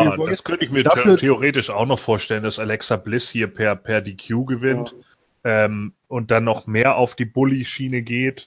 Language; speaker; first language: German; native; German